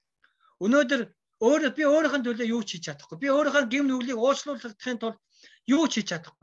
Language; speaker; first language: Mongolian; non-native, fluent; Korean